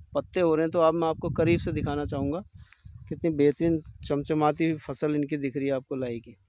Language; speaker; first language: Hindi; native; Hindi